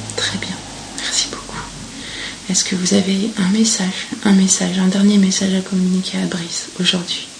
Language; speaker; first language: French; native; French